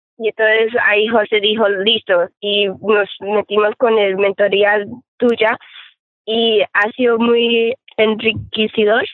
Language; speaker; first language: Spanish; early bilingual, heritage; Spanish